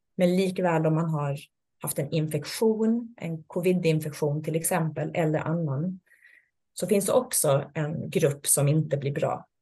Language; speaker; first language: Swedish; native; Swedish